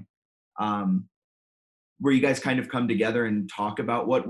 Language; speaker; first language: English; native; English